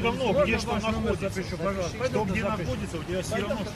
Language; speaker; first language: Russian; native; Russian